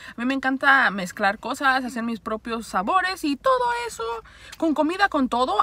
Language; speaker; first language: Spanish; early bilingual, heritage; Spanish